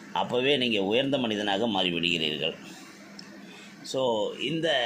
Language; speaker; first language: Tamil; native; Tamil